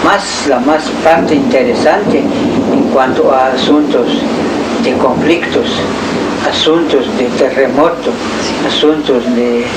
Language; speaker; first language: Spanish; non-native, local second language; Kʼicheʼ